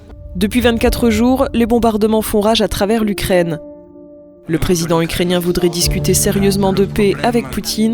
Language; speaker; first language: French; native; French